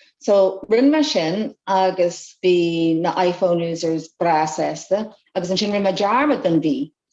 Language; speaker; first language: Irish; non-native, local second language; English